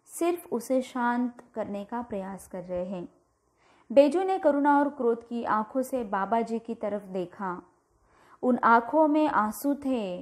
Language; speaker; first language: Hindi; non-native, local second language; Marathi